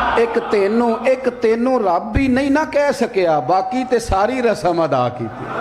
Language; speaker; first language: Urdu; non-native, local second language; Punjabi